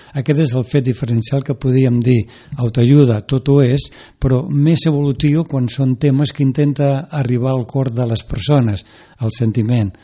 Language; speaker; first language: Catalan; non-native, local second language; Spanish